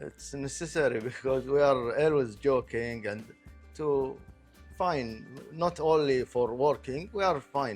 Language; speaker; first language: English; non-native, local second language; Arabic